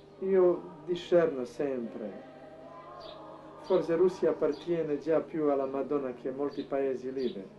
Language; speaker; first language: Italian; non-native, fluent; Croatian